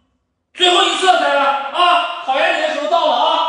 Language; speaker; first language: Chinese; native; Chinese